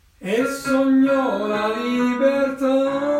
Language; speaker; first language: Italian; non-native, learner; Spanish